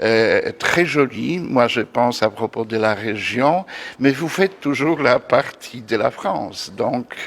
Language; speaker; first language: French; non-native, fluent; Polish